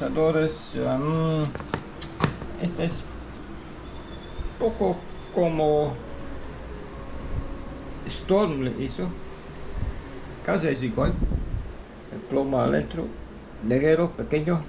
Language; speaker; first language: Spanish; non-native, fluent; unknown